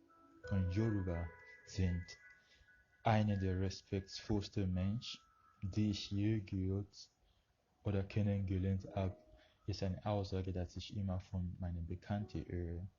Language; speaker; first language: German; non-native, fluent; Yoruba